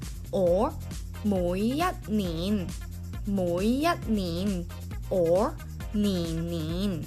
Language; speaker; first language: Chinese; early bilingual, heritage; Cantonese